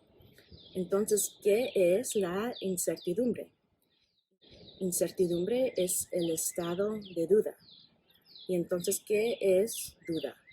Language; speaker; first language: Spanish; non-native, fluent; English